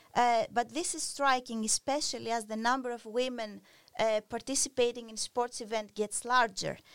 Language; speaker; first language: English; non-native, fluent; Greek